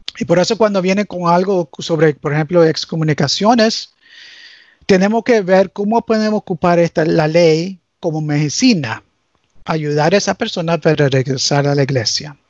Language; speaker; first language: Spanish; early bilingual, heritage; English